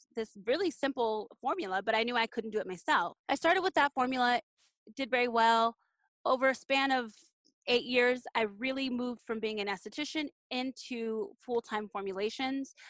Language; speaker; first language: English; native; English